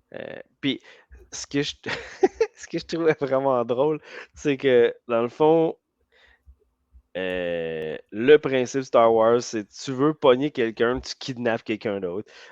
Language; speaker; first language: French; native; French